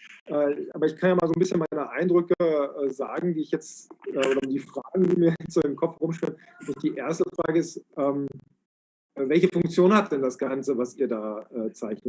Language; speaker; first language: German; native; German